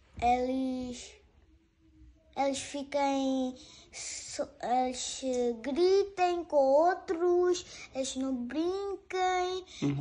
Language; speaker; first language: Portuguese; early bilingual, other home language; Urdu